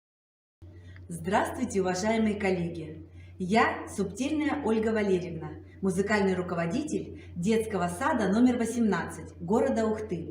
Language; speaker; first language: Russian; native; Russian